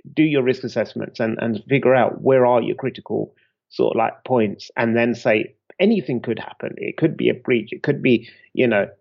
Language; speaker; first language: English; native; English